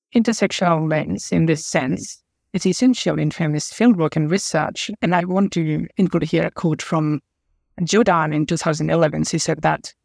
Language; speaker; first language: English; non-native, local second language; Nepali